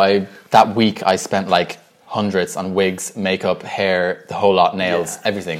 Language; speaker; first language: English; native; English